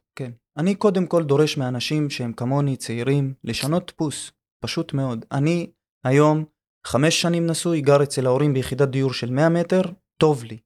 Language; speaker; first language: Hebrew; non-native, local second language; Arabic